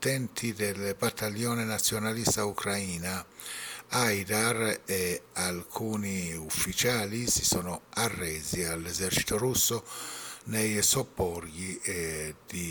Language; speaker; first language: Italian; non-native, fluent; Persian